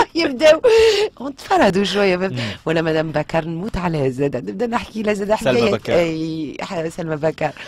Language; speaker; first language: Arabic; early bilingual, heritage; Arabic